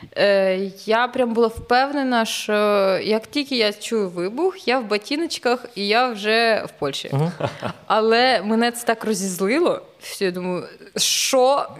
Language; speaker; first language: Ukrainian; non-native, local second language; Russian